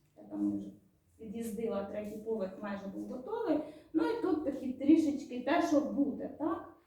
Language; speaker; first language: Ukrainian; native; Ukrainian